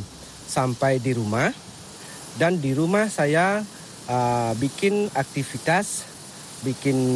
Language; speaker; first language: Indonesian; non-native, local second language; Balinese